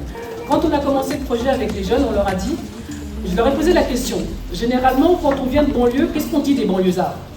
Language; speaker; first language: French; native; French